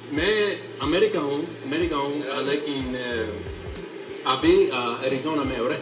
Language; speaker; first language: Hindi; non-native, learner; English